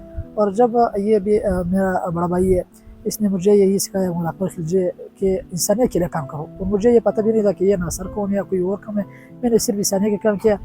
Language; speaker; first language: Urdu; non-native, local second language; Pashto